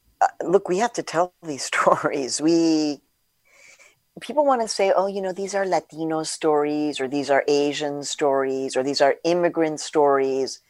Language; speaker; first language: English; early bilingual, other home language; Spanish